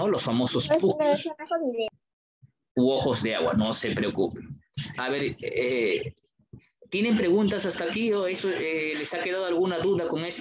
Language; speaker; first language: Spanish; native; Spanish